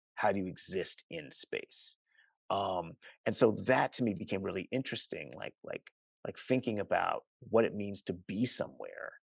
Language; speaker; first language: English; native; English